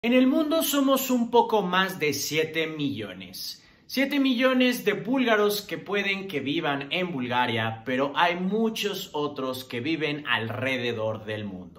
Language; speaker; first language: Spanish; non-native, fluent; Bulgarian